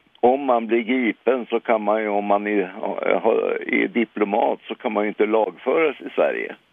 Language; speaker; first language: Swedish; native; Swedish